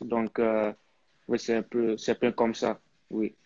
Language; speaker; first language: French; early bilingual, heritage; French